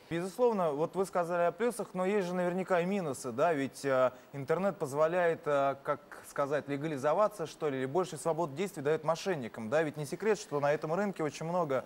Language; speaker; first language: Russian; native; Russian